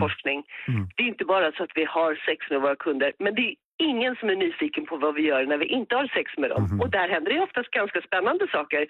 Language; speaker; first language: Swedish; native; Swedish